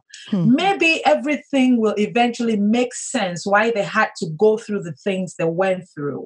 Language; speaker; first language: English; non-native, local second language; Yoruba